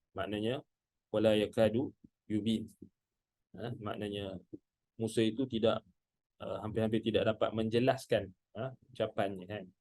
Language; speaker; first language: Malay; native; Malay